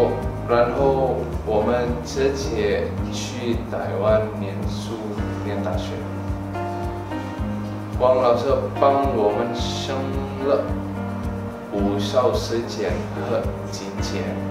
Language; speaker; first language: Chinese; non-native, learner; Indonesian